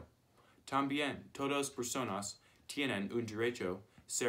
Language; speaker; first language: Spanish; non-native, learner; English